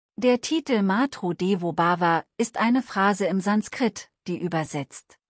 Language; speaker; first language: German; non-native, learner; Telugu